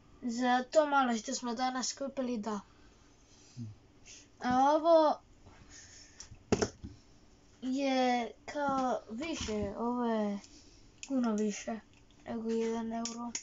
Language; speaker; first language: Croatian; early bilingual, heritage; Croatian